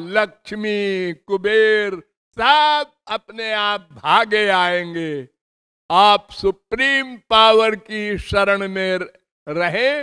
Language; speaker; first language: Hindi; native; Hindi